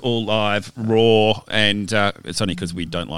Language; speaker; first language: English; native; English